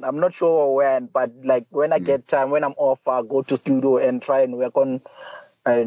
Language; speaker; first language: English; non-native, local second language; Zulu